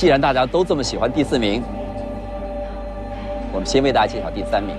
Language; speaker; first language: Chinese; native; Chinese